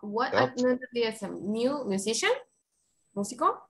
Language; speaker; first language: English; non-native, fluent; Spanish